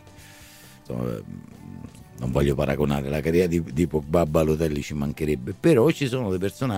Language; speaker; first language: Italian; native; Italian